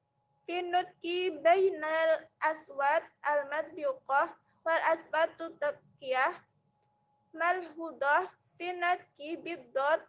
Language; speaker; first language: Arabic; non-native, learner; Indonesian